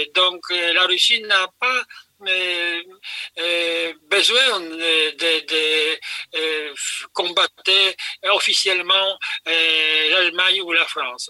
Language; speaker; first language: French; non-native, fluent; Polish